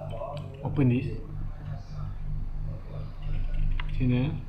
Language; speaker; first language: English; non-native, local second language; Malay